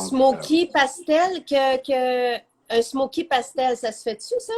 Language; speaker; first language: French; native; French